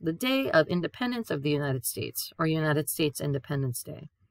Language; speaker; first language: English; native; English